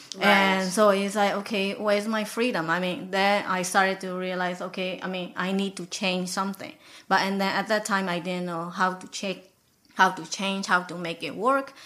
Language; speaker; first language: English; non-native, fluent; Burmese